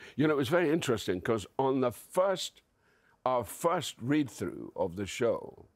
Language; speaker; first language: English; native; English